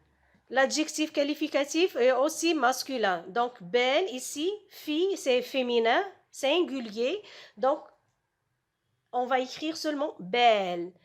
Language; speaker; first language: French; non-native, local second language; Arabic